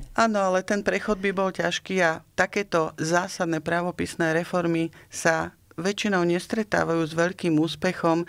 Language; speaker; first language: Slovak; native; Slovak